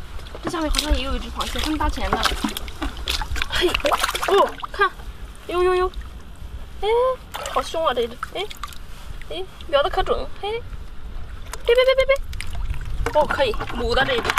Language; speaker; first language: Chinese; native; Chinese